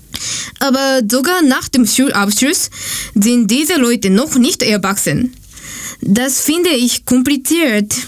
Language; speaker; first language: German; non-native, learner; Japanese